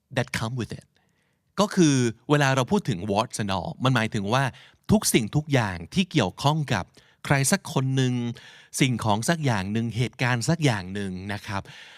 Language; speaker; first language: Thai; native; Thai